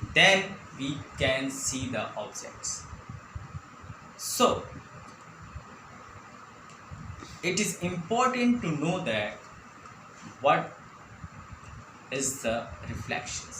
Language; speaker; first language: English; non-native, local second language; Hindi